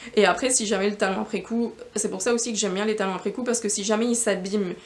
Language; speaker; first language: French; non-native, fluent; Spanish